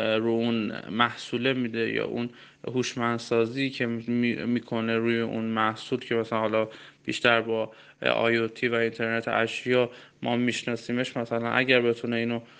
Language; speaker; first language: Persian; non-native, local second language; Armenian